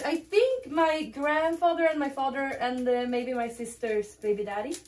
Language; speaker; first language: English; non-native, fluent; Swedish